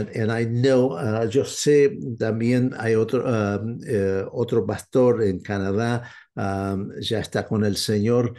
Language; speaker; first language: Spanish; non-native, fluent; English